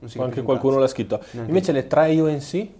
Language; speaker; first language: Italian; native; Italian